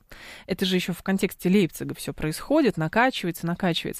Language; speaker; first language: Russian; native; Russian